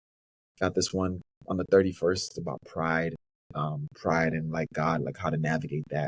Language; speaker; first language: English; native; English